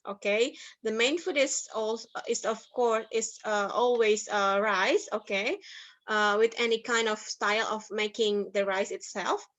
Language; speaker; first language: English; non-native, fluent; Indonesian